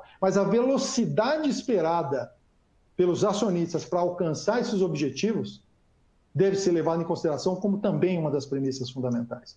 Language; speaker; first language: Portuguese; native; Portuguese